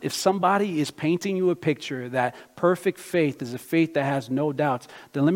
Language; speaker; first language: English; native; English